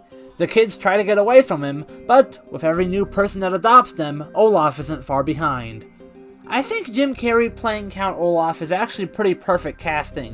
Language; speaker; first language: English; native; English